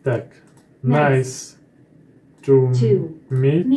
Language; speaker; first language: English; non-native, learner; Russian